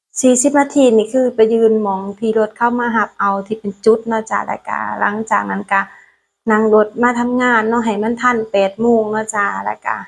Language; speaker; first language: Thai; non-native, learner; Lao